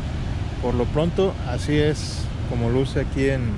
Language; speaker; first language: Spanish; native; Spanish